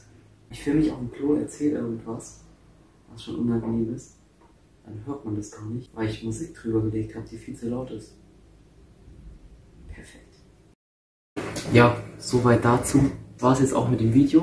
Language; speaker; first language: German; native; German